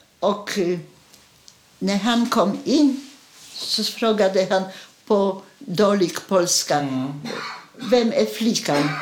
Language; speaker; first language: Swedish; non-native, fluent; Polish